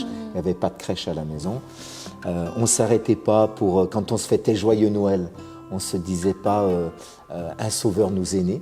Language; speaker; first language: French; native; French